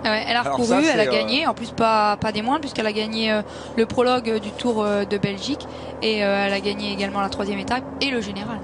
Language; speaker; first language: French; native; French